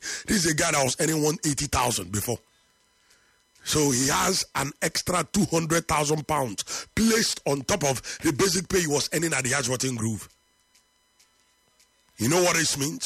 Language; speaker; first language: English; non-native, local second language; Igbo